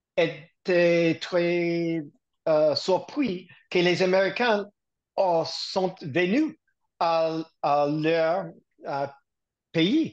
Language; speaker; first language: French; non-native, learner; English